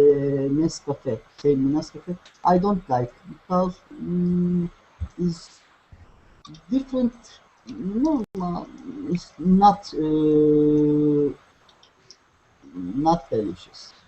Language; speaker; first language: English; non-native, learner; Turkish